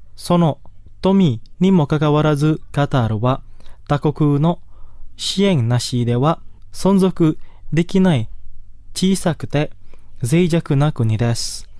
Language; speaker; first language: Japanese; non-native, fluent; Indonesian